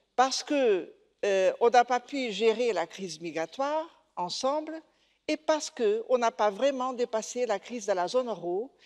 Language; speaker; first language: French; non-native, fluent; Portuguese